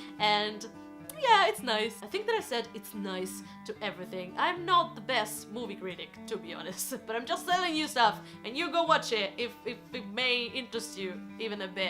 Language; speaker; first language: English; non-native, fluent; Italian